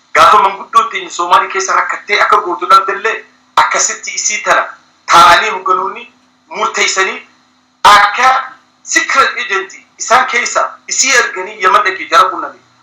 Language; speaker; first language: Oromo; early bilingual, heritage; Somali